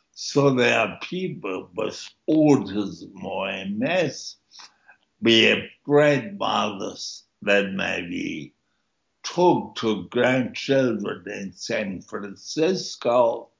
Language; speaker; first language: English; early bilingual, other home language; German